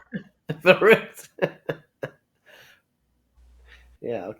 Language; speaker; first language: English; non-native, learner; German